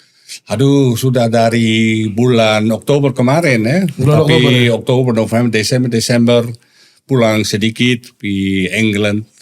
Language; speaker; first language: Indonesian; non-native, learner; Dutch